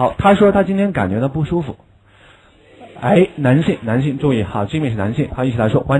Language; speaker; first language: Chinese; native; Chinese